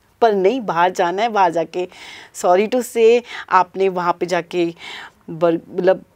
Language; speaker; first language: Hindi; non-native, local second language; Punjabi